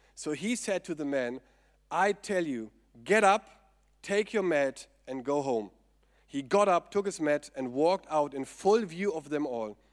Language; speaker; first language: English; non-native, fluent; German